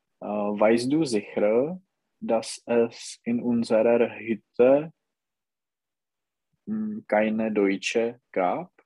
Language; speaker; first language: German; non-native, learner; Czech